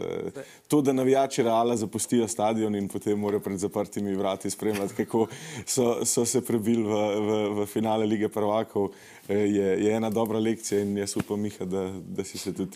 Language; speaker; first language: Slovenian; native; Slovenian